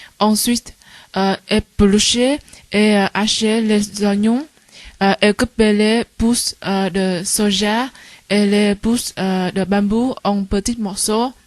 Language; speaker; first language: French; non-native, learner; Vietnamese